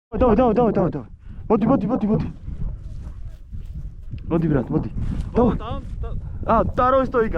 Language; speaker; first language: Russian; non-native, learner; Georgian